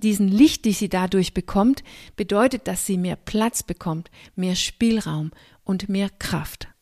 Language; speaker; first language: German; non-native, fluent; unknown